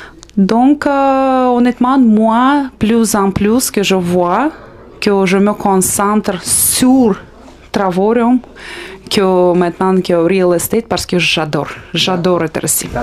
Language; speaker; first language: French; non-native, fluent; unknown